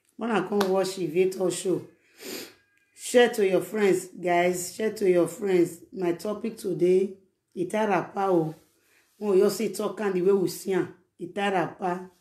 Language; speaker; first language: Nigerian Pidgin; non-native, local second language; Bini